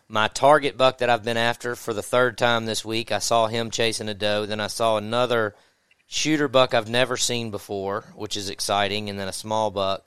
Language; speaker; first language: English; native; English